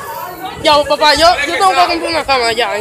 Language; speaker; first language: Spanish; native; Spanish